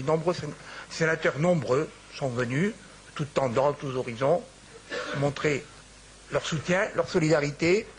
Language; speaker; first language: French; native; French